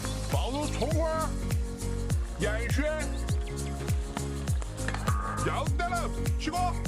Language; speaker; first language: Chinese; native; Chinese